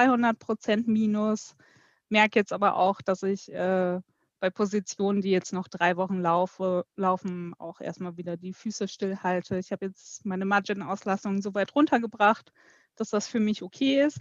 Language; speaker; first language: German; native; German